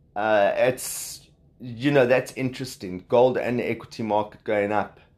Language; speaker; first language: English; native; English